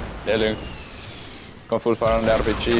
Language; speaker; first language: Swedish; non-native, local second language; Finnish